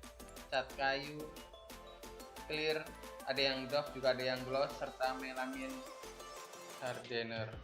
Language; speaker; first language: Indonesian; native; Indonesian